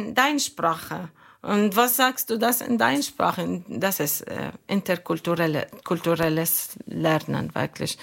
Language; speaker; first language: German; non-native, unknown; Arabic